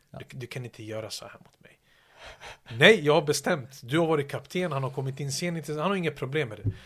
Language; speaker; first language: Swedish; early bilingual, other home language; Serbian